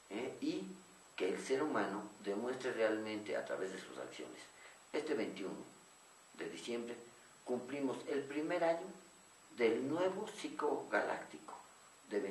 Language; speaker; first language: Spanish; native; Spanish